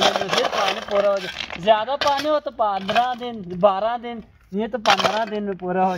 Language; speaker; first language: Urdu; non-native, local second language; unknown